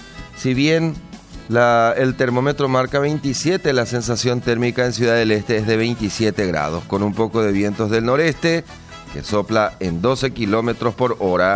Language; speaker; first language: Spanish; native; Spanish